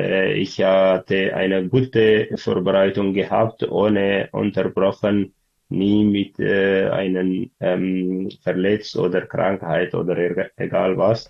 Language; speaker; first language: German; non-native, learner; Tigrinya